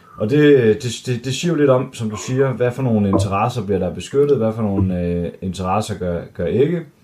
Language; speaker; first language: Danish; native; Danish